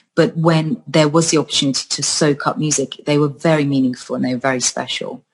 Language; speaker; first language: English; early bilingual, other home language; Georgian